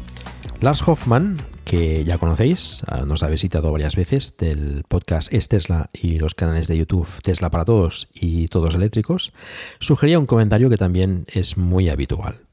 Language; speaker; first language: Spanish; native; Spanish